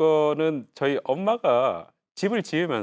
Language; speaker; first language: Korean; native; Korean